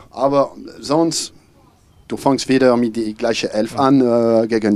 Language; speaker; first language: German; non-native, fluent; French